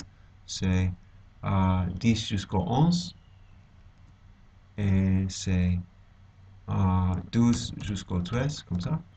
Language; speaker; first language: French; non-native, fluent; English